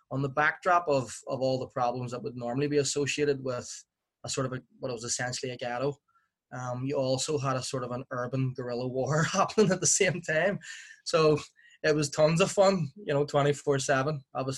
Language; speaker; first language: English; native; English